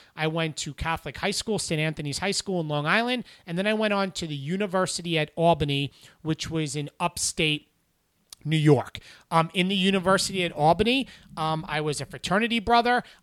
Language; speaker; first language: English; native; English